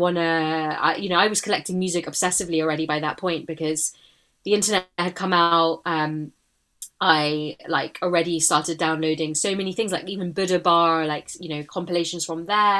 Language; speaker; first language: English; native; English